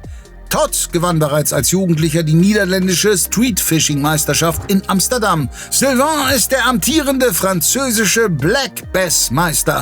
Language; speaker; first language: German; native; German